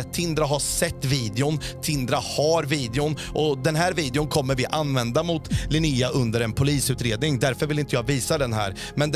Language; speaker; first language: Swedish; native; Swedish